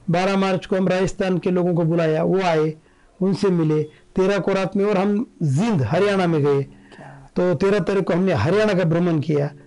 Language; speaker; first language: Hindi; non-native, local second language; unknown